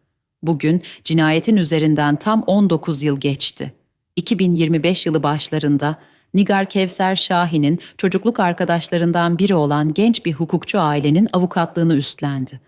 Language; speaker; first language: Turkish; native; Turkish